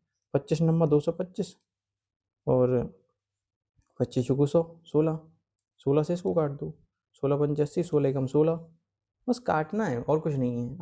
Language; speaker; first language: Hindi; native; Hindi